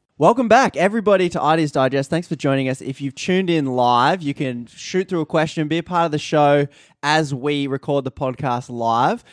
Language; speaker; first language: English; native; English